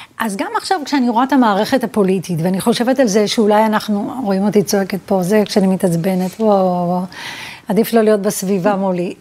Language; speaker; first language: Hebrew; early bilingual, other home language; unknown